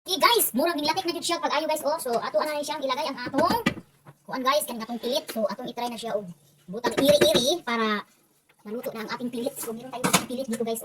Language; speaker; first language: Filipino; non-native, local second language; Cebuano